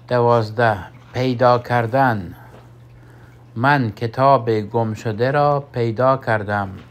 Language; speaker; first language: Persian; non-native, fluent; Urdu